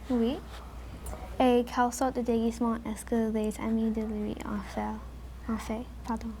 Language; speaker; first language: French; non-native, local second language; English